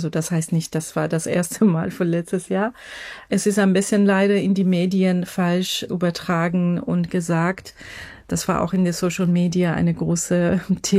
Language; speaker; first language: German; non-native, fluent; Persian